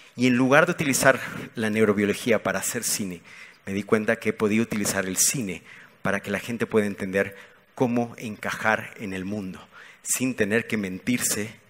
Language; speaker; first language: Spanish; native; Spanish